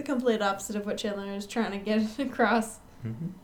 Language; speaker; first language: English; native; English